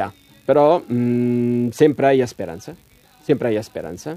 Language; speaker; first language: Catalan; non-native, fluent; Riffian